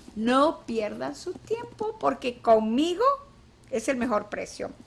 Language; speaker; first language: Spanish; native; Spanish